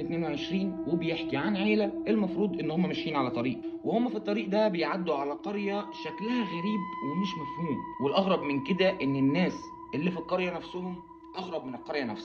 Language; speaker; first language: Arabic; native; Arabic